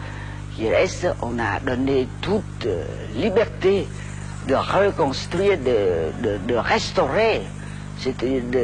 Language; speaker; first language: French; non-native, local second language; Khmer